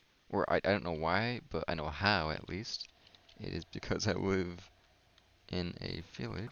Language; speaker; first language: English; native; English